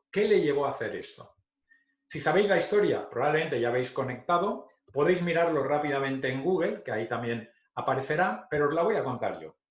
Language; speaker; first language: Spanish; native; Spanish